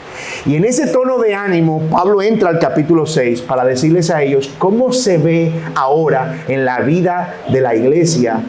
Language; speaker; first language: Spanish; native; Spanish